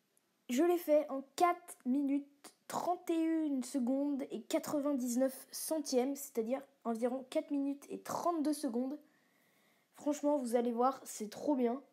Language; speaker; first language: French; native; French